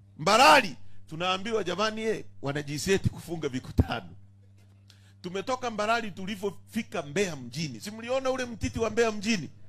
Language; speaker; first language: Swahili; native; Swahili